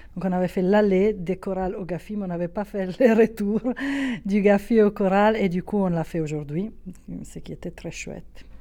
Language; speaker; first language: French; native; French